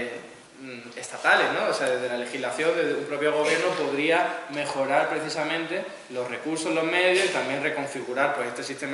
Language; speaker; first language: Spanish; native; Spanish